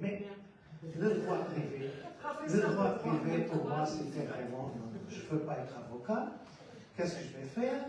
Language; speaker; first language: French; non-native, fluent; Portuguese